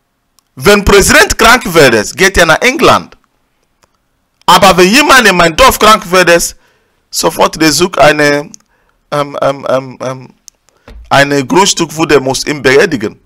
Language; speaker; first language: German; non-native, learner; Igbo